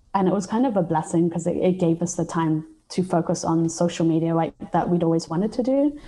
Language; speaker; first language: English; native; English